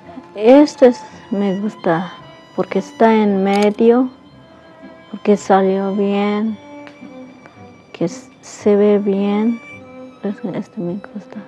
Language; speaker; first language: Spanish; non-native, local second language; Tzotzil